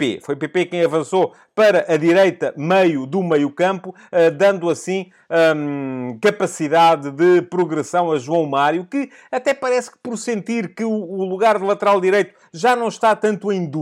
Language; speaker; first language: Portuguese; native; Portuguese